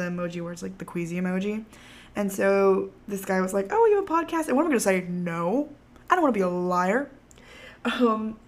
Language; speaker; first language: English; native; English